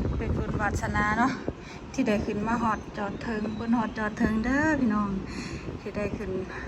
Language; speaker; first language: Thai; native; Thai